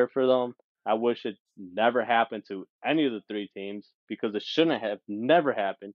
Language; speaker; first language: English; native; English